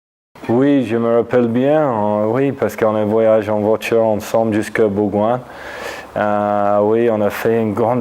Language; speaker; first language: French; non-native, fluent; English